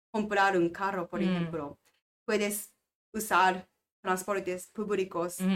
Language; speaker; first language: Spanish; non-native, learner; Japanese